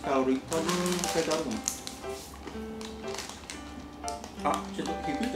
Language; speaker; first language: Japanese; non-native, learner; Indonesian